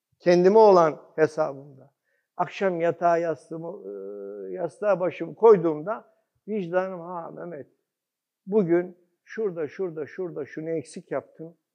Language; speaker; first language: Turkish; early bilingual, heritage; Turkish